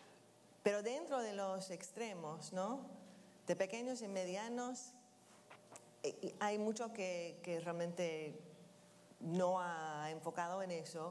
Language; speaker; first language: Spanish; non-native, fluent; English